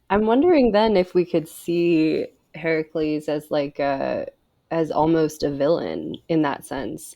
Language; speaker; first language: English; native; English